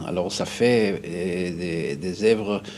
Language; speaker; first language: French; non-native, fluent; Hebrew